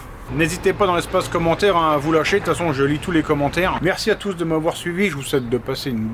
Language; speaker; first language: French; native; French